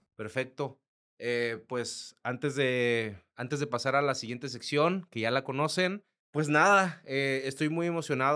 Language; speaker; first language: Spanish; native; Spanish